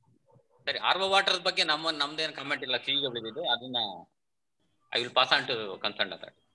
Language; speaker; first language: Kannada; native; Kannada